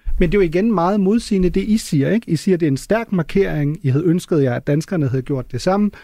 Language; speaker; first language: Danish; non-native, local second language; German